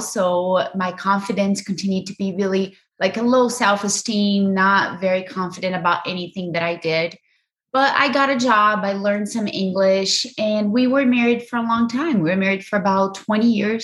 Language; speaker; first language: English; non-native, fluent; Portuguese